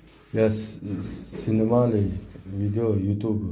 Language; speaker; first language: Russian; non-native, learner; Uzbek